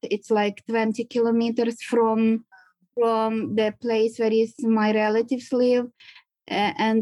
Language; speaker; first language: English; non-native, learner; Ukrainian